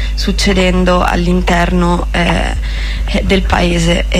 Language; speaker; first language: Italian; native; Italian